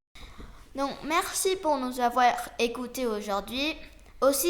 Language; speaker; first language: French; non-native, fluent; Spanish